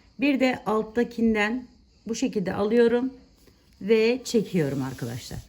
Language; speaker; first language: Turkish; native; Turkish